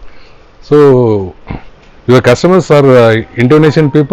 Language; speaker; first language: English; non-native, learner; Tamil